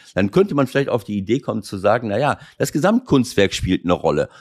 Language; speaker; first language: German; native; German